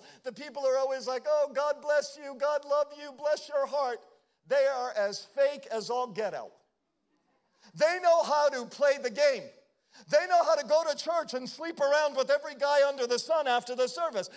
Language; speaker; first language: English; native; English